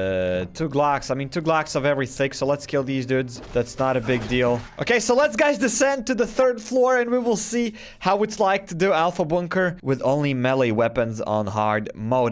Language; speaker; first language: English; non-native, fluent; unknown